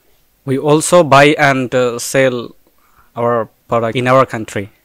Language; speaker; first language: English; non-native, local second language; Bangla